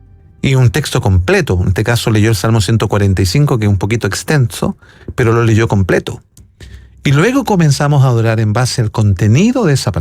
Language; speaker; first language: Spanish; native; Spanish